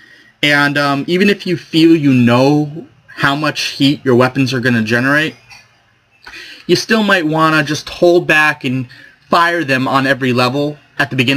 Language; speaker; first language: English; native; English